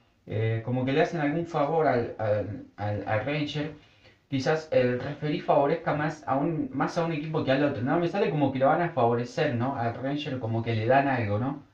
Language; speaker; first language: Spanish; native; Spanish